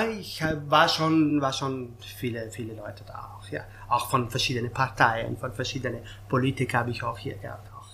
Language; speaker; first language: German; non-native, fluent; Persian